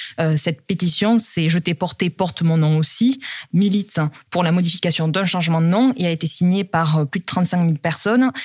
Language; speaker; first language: French; native; French